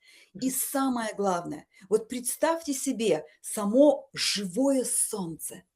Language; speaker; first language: Russian; native; Russian